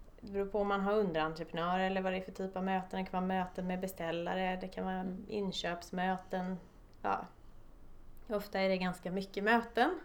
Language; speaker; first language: Swedish; early bilingual, other home language; Polish